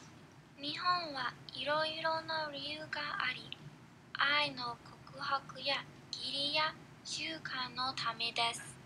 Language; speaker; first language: Japanese; non-native, learner; English